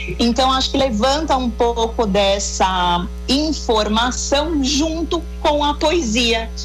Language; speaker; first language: Portuguese; native; Portuguese